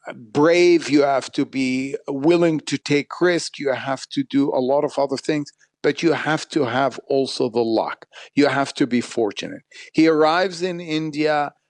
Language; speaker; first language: English; non-native, fluent; Arabic